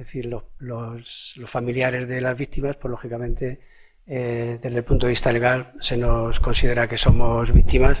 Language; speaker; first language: Spanish; native; Spanish